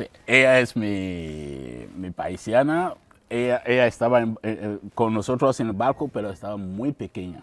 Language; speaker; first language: Spanish; non-native, learner; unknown